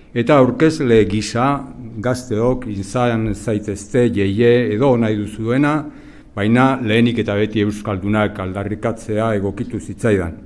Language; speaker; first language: Basque; native; Basque